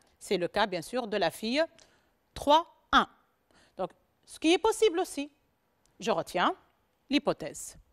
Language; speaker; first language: French; non-native, local second language; Arabic